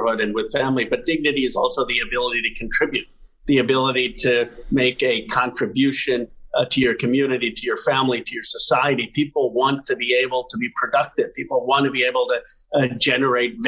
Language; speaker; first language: English; native; English